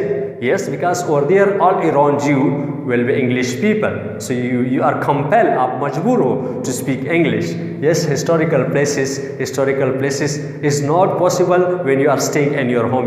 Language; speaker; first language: English; non-native, local second language; Urdu